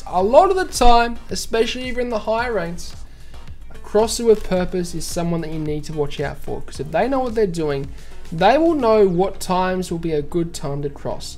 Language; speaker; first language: English; native; English